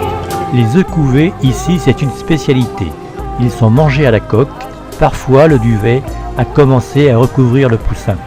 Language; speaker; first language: French; native; French